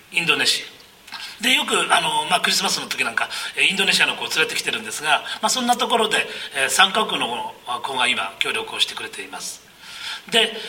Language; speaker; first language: Japanese; native; Japanese